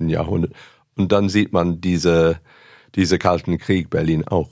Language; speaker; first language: German; non-native, fluent; English